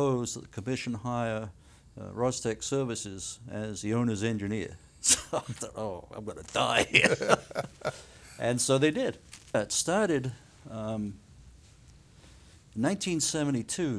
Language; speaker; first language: English; native; English